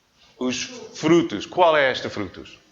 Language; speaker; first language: Portuguese; non-native, learner; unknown